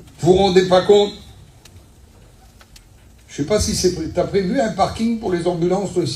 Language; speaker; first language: French; native; French